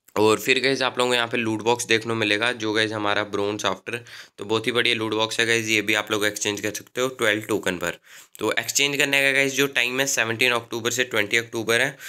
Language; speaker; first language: Hindi; native; Hindi